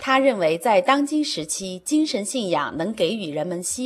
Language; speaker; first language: Chinese; native; Chinese